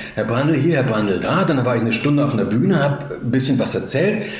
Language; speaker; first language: German; native; German